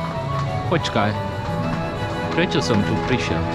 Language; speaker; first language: Slovak; non-native, learner; English